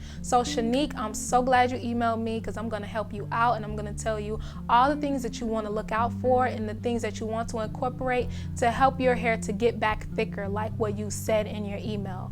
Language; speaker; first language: English; native; English